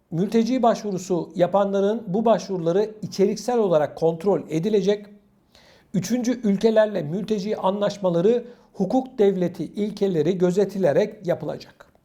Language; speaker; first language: Turkish; native; Turkish